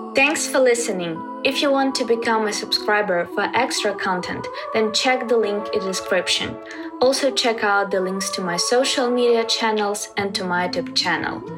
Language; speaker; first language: English; non-native, fluent; Ukrainian